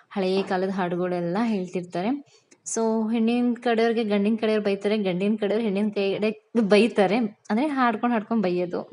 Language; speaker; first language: Kannada; non-native, local second language; Lambadi